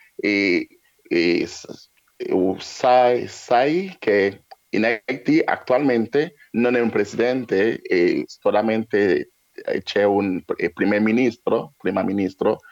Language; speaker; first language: Spanish; non-native, learner; Haitian Creole